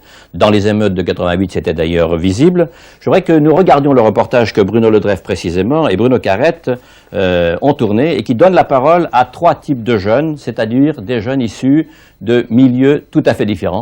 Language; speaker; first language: French; native; French